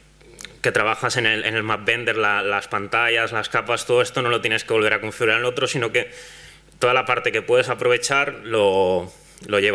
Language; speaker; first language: Spanish; non-native, local second language; Catalan